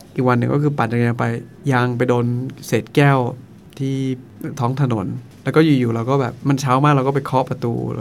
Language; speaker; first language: Thai; non-native, local second language; Akha